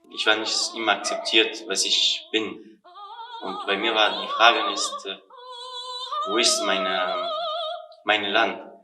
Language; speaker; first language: German; non-native, learner; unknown